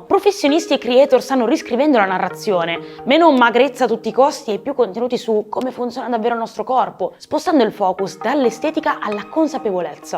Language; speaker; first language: Italian; native; Italian